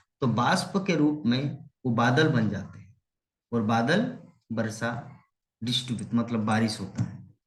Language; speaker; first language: Hindi; non-native, local second language; Bangla